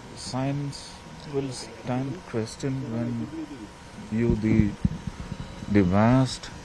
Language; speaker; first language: English; non-native, local second language; Malayalam